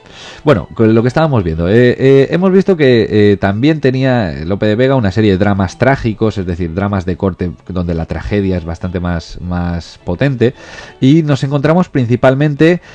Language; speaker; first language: Spanish; native; Spanish